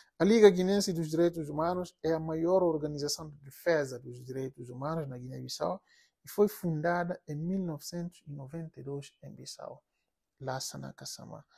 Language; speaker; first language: Portuguese; non-native, local second language; Upper Guinea Crioulo